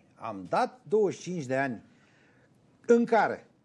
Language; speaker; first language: Romanian; native; Romanian